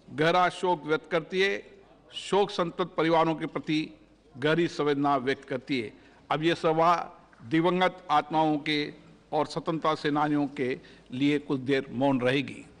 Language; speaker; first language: Hindi; native; Hindi